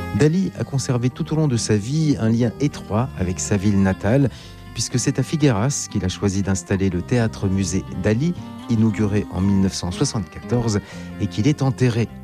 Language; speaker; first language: French; native; French